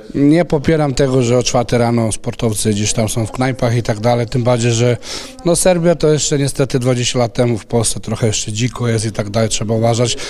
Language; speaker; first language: Polish; non-native, fluent; Serbian